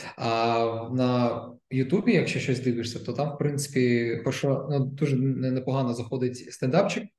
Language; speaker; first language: Ukrainian; non-native, local second language; Russian